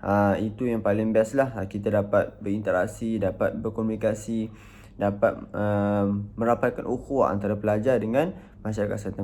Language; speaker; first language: Malay; native; Malay